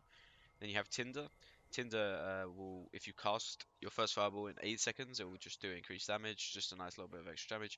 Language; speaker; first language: English; native; English